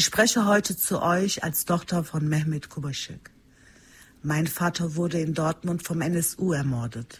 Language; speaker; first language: German; early bilingual, other home language; Turkish